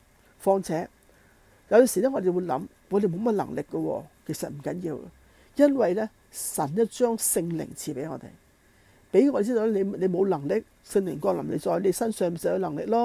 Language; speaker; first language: Chinese; non-native, local second language; Cantonese